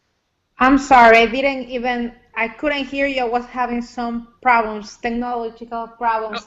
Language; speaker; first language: English; non-native, learner; Spanish